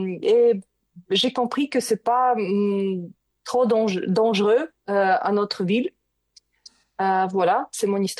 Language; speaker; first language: French; non-native, learner; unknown